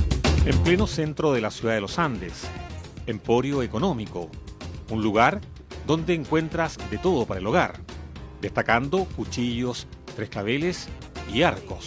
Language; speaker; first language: Spanish; native; Spanish